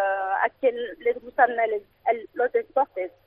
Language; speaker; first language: Spanish; non-native, fluent; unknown